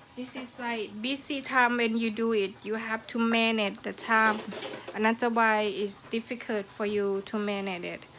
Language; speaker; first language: English; non-native, learner; Thai